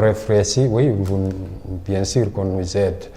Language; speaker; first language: French; non-native, local second language; Fula